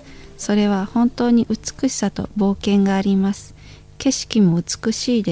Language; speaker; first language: Japanese; non-native, fluent; Indonesian